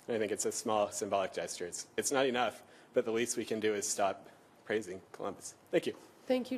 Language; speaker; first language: English; early bilingual, other home language; German